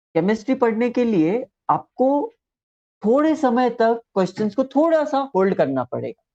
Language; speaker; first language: Hindi; native; Hindi